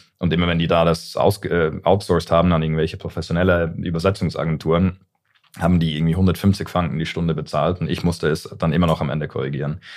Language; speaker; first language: German; early bilingual, heritage; English